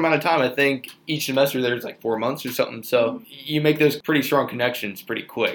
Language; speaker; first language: English; native; English